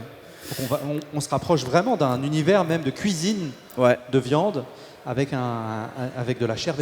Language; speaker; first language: French; native; French